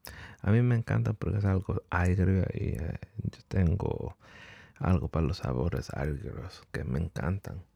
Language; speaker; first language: Spanish; early bilingual, heritage; Spanish